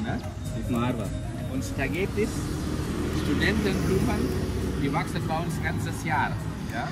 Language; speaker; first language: German; non-native, fluent; Balinese